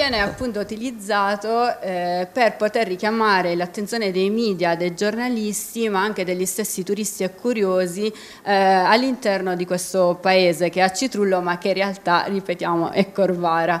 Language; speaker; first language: Italian; native; Italian